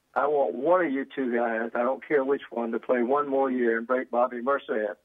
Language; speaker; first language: English; native; English